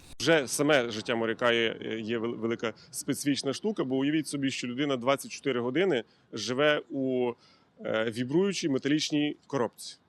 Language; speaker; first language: Ukrainian; native; Ukrainian